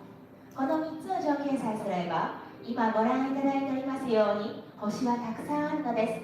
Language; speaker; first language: Japanese; native; Japanese